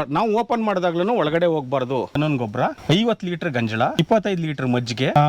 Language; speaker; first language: Kannada; native; Kannada